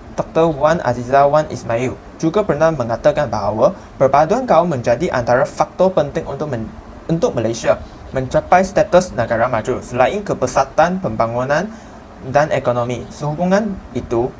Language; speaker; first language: Malay; non-native, local second language; Chinese